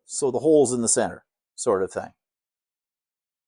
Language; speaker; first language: English; native; English